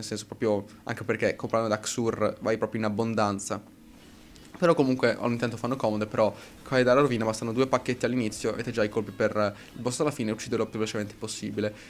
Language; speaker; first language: Italian; native; Italian